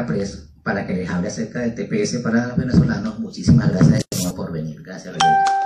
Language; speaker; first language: Spanish; native; Spanish